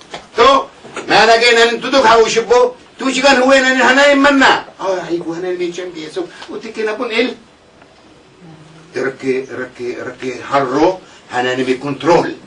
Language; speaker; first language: Korean; non-native, learner; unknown